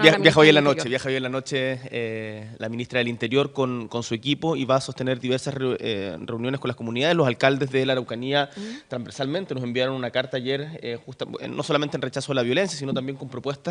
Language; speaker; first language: Spanish; native; Spanish